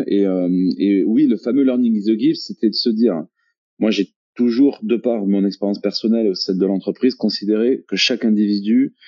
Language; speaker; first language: French; native; French